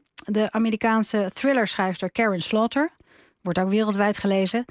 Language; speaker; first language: Dutch; native; Dutch